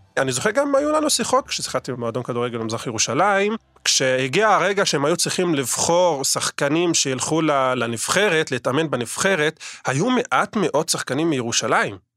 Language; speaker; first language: Hebrew; non-native, local second language; Arabic